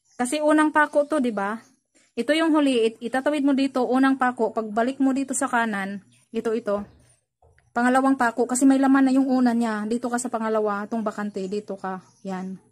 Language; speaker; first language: Filipino; native; Filipino